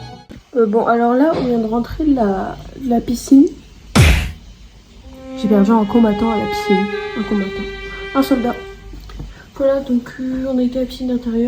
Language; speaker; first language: French; native; French